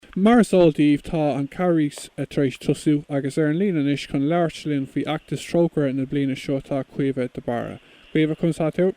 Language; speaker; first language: Irish; non-native, local second language; English